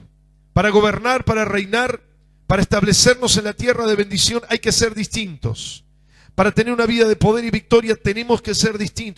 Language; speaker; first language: Spanish; native; Spanish